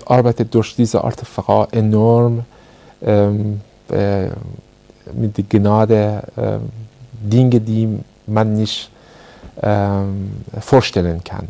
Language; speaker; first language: German; non-native, fluent; Persian